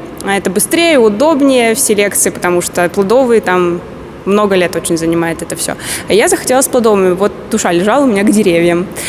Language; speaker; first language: Russian; native; Russian